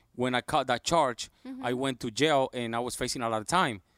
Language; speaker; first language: English; non-native, fluent; Spanish